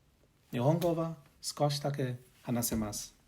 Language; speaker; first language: Japanese; non-native, learner; English